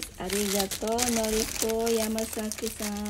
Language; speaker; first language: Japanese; non-native, learner; Filipino